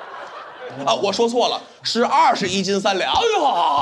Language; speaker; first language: Chinese; native; Chinese